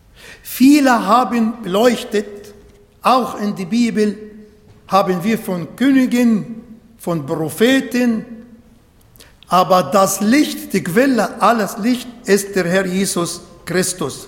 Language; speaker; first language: German; non-native, fluent; Arabic